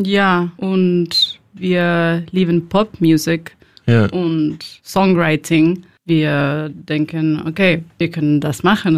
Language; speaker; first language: German; non-native, learner; Spanish